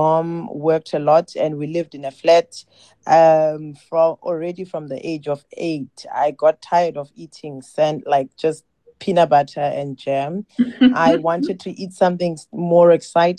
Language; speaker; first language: English; non-native, local second language; Xhosa